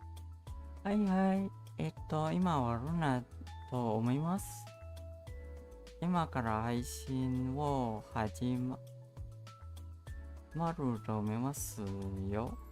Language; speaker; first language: Japanese; non-native, learner; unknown